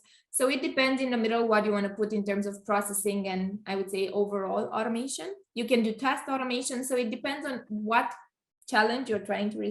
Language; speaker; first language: English; non-native, fluent; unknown